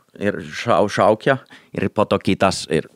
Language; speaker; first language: Lithuanian; non-native, fluent; Finnish